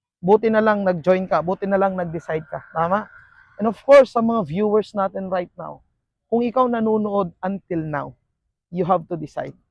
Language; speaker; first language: Filipino; non-native, local second language; Iloko